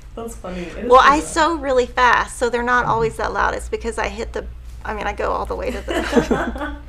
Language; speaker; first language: English; native; English